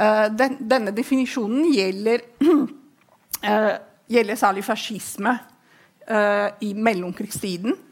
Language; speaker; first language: Norwegian; non-native, fluent; Italian